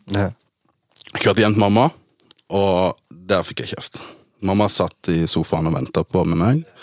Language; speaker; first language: Norwegian; early bilingual, other home language; German